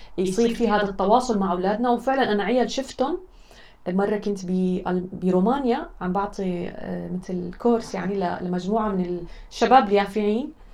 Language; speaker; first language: Arabic; native; Arabic